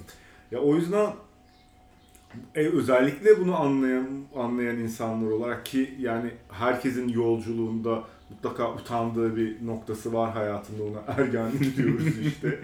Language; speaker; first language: Turkish; native; Turkish